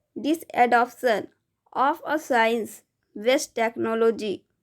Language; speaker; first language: English; non-native, local second language; Hindi